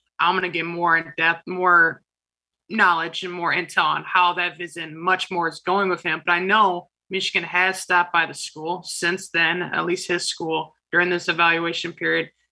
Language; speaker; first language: English; native; English